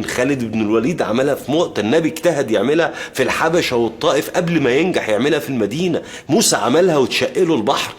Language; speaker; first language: Arabic; native; Arabic